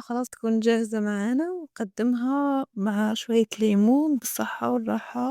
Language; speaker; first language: Arabic; native; Arabic